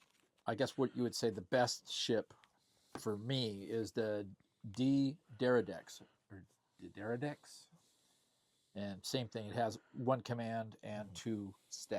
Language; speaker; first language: English; native; English